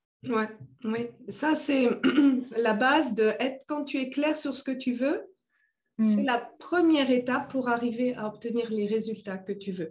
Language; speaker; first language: French; native; French